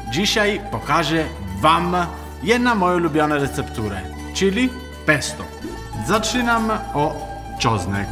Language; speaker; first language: Polish; non-native, learner; Italian